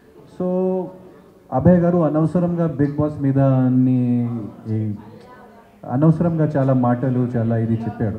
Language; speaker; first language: Telugu; non-native, fluent; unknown